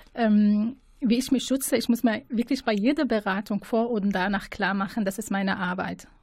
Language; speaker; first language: German; non-native, fluent; Arabic